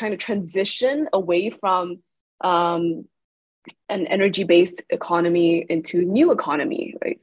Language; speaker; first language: English; non-native, local second language; Chinese